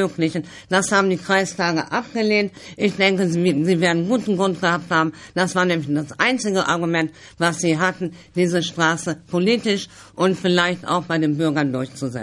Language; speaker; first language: German; native; German